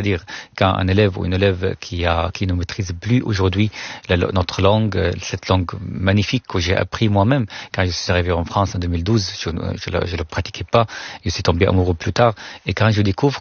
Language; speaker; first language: French; non-native, fluent; Arabic